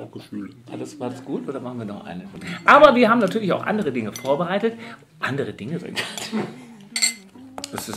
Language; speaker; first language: German; native; German